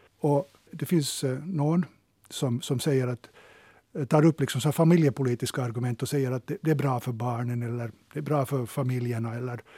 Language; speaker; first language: Swedish; native; Swedish